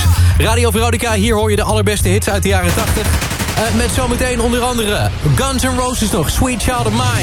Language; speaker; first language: Dutch; native; Dutch